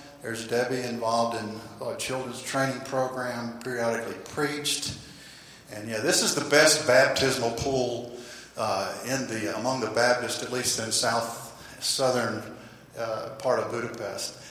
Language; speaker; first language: English; native; English